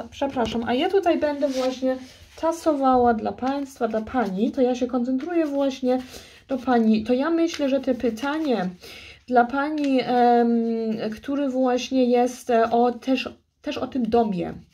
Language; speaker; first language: Polish; early bilingual, heritage; Polish